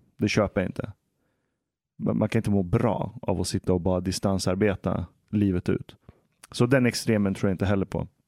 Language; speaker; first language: Swedish; early bilingual, other home language; Persian